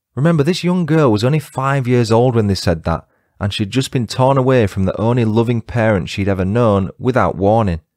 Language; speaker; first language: English; native; English